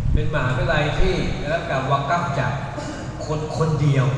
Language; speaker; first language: Thai; non-native, local second language; Malay